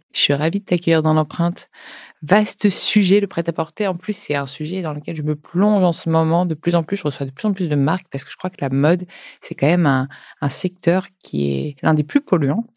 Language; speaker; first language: French; native; French